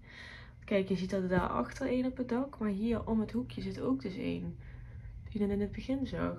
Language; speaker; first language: Dutch; native; Dutch